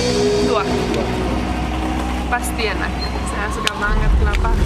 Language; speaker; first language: Indonesian; non-native, learner; Romanian